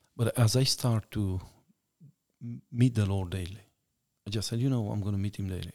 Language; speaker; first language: English; non-native, fluent; Romanian